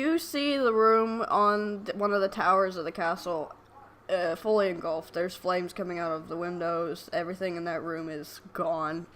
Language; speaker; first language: English; native; English